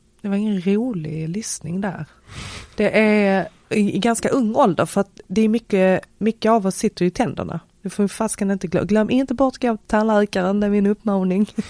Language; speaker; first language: Swedish; native; Swedish